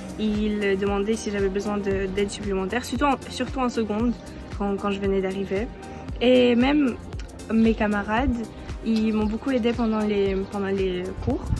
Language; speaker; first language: French; non-native, fluent; Ukrainian